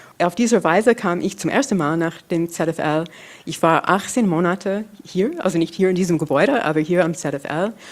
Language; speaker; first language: German; non-native, fluent; English